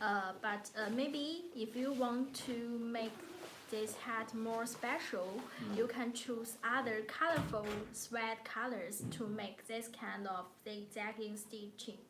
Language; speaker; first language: English; non-native, learner; Chinese